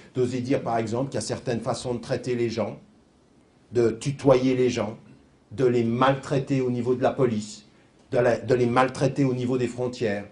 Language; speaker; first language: French; native; French